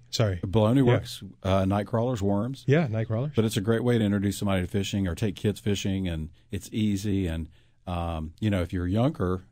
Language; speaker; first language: English; native; English